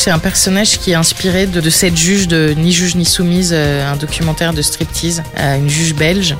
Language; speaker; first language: French; native; French